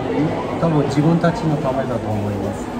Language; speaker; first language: Japanese; non-native, fluent; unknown